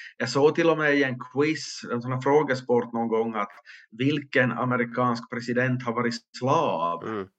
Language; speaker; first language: Swedish; native; Swedish